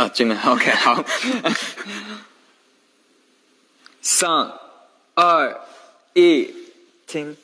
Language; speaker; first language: Chinese; non-native, learner; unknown